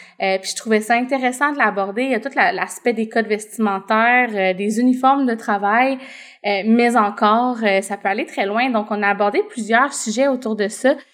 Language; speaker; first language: French; native; French